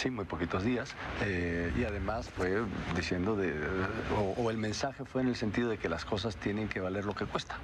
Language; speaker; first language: Spanish; native; Spanish